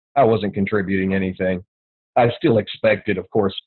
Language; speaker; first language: English; native; English